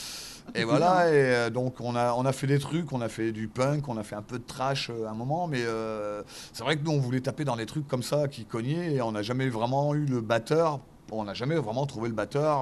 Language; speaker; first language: French; native; French